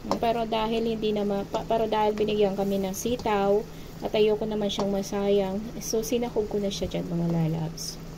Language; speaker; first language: Filipino; non-native, local second language; Bikol